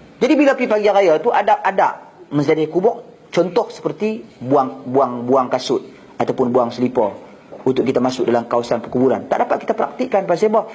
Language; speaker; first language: Malay; native; Malay